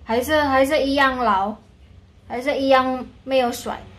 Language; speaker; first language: Chinese; non-native, learner; Javanese